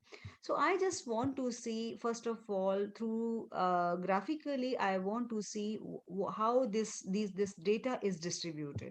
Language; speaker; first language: English; non-native, local second language; Hindi